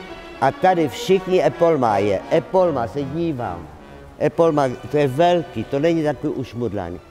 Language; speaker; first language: Czech; non-native, fluent; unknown